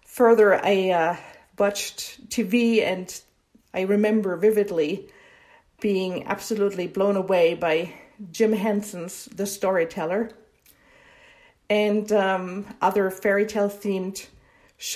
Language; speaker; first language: English; non-native, fluent; German